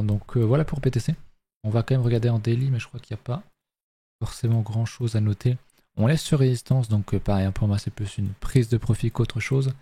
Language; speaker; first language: French; native; French